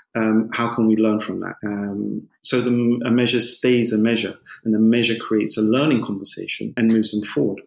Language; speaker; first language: English; native; English